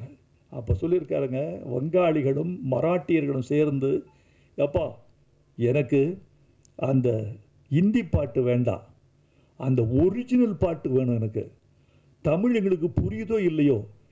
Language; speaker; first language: Tamil; native; Tamil